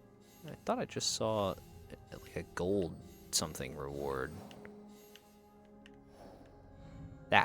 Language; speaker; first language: English; native; English